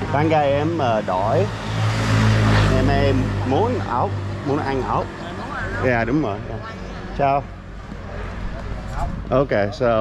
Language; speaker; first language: Vietnamese; non-native, learner; English